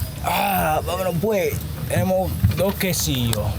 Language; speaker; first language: Spanish; non-native, learner; English